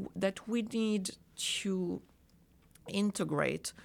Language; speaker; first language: English; non-native, fluent; French